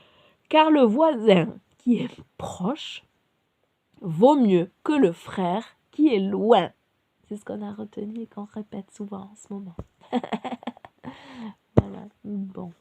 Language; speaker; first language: French; native; French